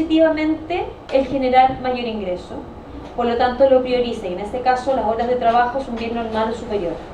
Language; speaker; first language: Spanish; native; Spanish